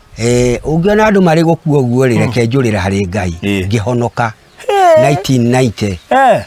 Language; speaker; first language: Kikuyu; native; Kikuyu